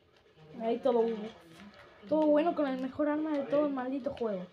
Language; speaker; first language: Spanish; native; Spanish